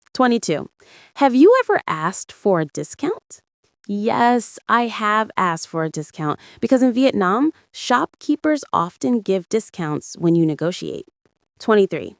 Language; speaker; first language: English; non-native, learner; Vietnamese